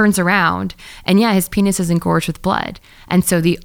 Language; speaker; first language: English; native; English